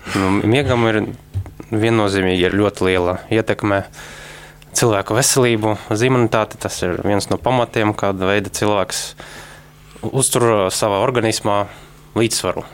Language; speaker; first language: Latvian; non-native, local second language; Russian